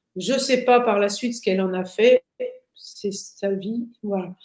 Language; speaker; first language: French; native; French